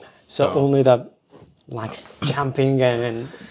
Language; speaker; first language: English; non-native, fluent; Japanese